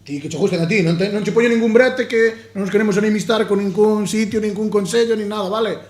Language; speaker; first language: Spanish; non-native, local second language; Galician